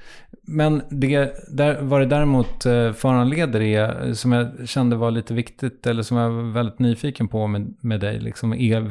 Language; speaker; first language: Swedish; native; Swedish